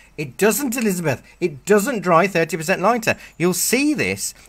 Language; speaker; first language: English; native; English